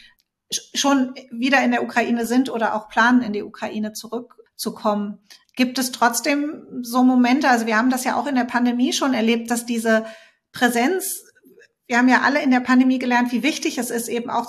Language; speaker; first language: German; native; German